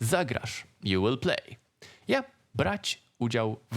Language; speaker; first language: Polish; native; Polish